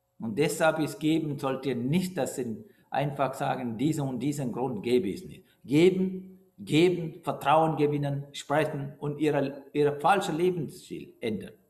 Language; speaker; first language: German; non-native, fluent; Sinhala